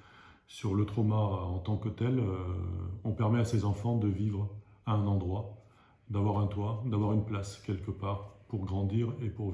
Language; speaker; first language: French; native; French